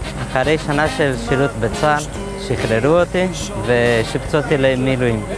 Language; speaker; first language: Hebrew; non-native, fluent; Portuguese